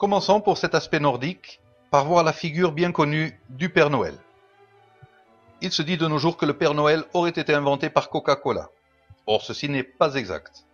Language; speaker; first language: French; native; French